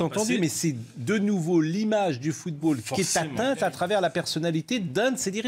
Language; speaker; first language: French; native; French